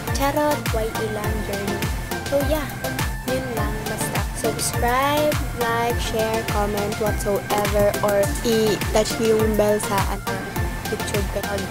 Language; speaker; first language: Filipino; non-native, local second language; Cebuano